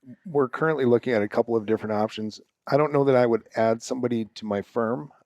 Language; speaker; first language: English; native; English